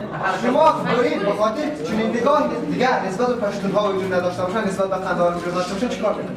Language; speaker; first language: Persian; native; Persian